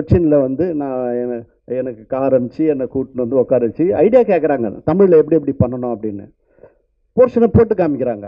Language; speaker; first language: Tamil; native; Tamil